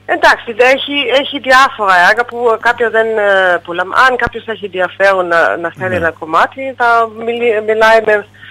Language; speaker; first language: Greek; non-native, fluent; German